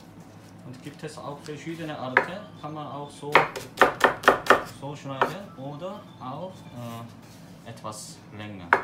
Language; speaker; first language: German; non-native, learner; Korean